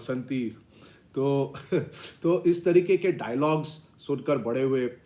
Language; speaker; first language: Hindi; non-native, local second language; Tamil